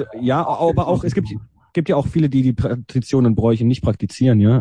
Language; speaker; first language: German; native; German